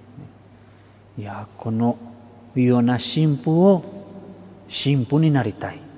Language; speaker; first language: Japanese; non-native, fluent; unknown